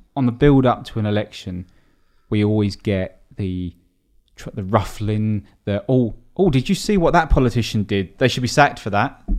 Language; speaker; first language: English; native; English